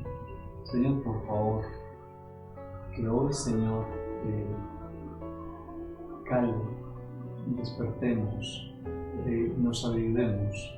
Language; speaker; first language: Spanish; native; Spanish